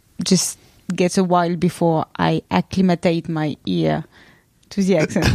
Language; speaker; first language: English; non-native, fluent; French